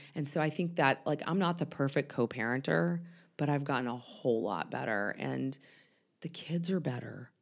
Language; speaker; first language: English; native; English